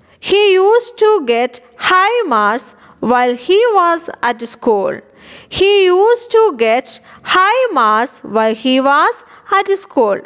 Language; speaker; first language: English; non-native, local second language; Malayalam